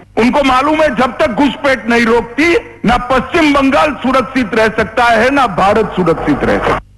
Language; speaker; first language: Hindi; non-native, local second language; Gujarati